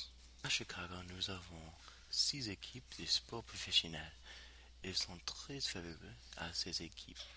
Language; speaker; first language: French; non-native, learner; English